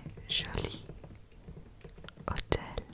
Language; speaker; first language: French; non-native, learner; English